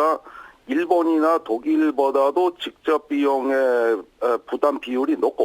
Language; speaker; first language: Korean; native; Korean